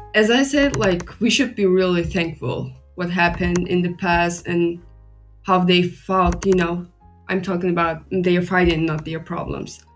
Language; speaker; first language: English; non-native, fluent; Turkish